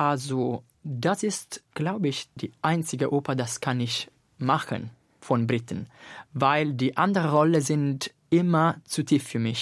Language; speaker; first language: German; non-native, fluent; Italian